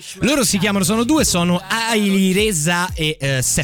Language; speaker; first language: Italian; native; Italian